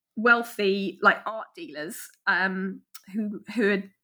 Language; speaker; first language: English; native; English